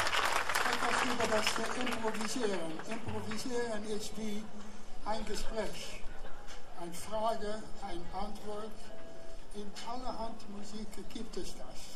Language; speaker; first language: German; non-native, fluent; Dutch